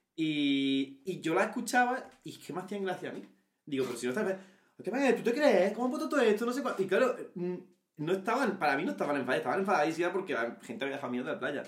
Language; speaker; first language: Spanish; native; Spanish